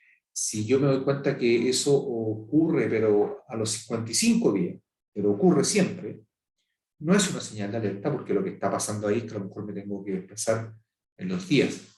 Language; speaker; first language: Spanish; native; Spanish